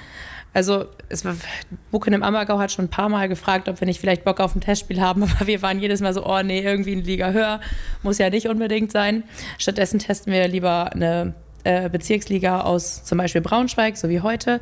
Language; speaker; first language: German; native; German